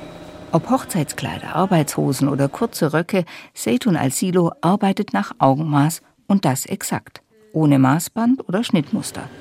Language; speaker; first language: German; native; German